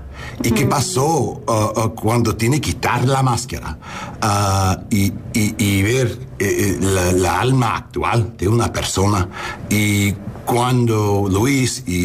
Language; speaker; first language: Spanish; early bilingual, heritage; English